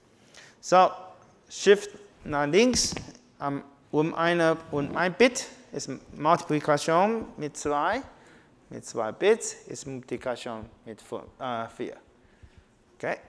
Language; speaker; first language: German; non-native, learner; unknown